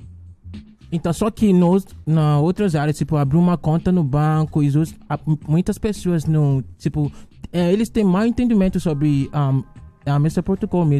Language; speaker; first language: Portuguese; non-native, fluent; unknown